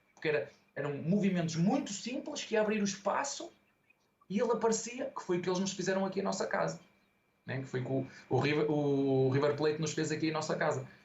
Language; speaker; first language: Portuguese; native; Portuguese